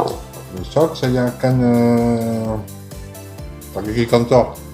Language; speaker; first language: Indonesian; non-native, learner; French